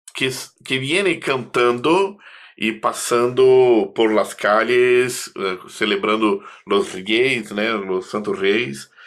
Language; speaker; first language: Spanish; non-native, fluent; Portuguese